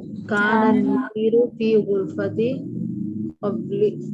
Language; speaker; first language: Arabic; non-native, learner; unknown